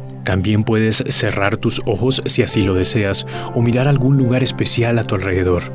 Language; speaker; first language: Spanish; native; Spanish